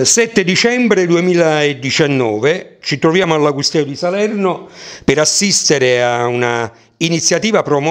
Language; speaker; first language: Italian; native; Italian